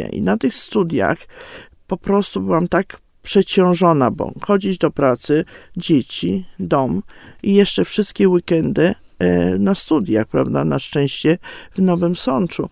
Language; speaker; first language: Polish; native; Polish